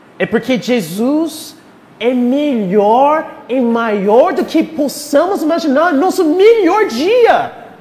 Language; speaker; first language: Portuguese; non-native, fluent; English